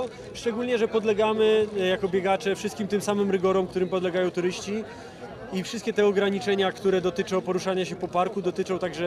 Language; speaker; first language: Polish; native; Polish